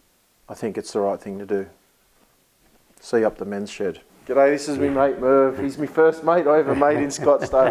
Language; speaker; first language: English; native; English